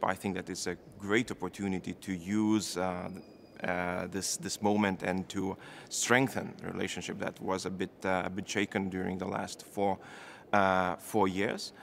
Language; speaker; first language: English; non-native, fluent; Lithuanian